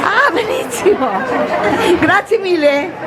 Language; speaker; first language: Italian; non-native, learner; Spanish